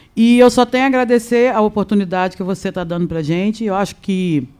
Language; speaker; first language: Portuguese; native; Portuguese